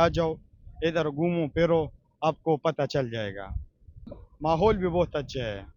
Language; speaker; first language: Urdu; non-native, local second language; Pashto